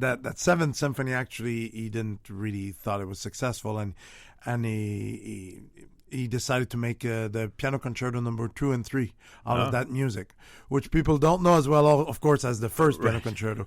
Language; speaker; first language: English; non-native, fluent; French